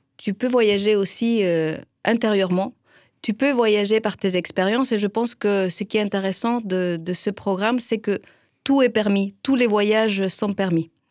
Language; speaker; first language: French; non-native, fluent; Spanish